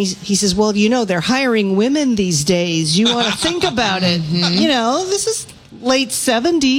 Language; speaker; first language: English; native; English